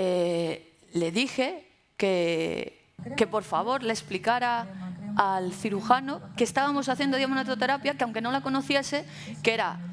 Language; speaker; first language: Spanish; native; Spanish